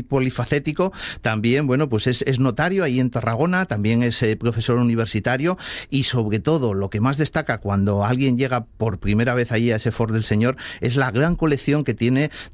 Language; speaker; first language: Spanish; native; Spanish